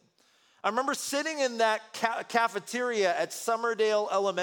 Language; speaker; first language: English; early bilingual, other home language; Korean